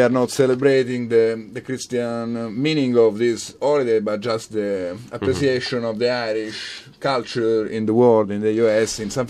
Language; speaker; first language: English; non-native, fluent; Italian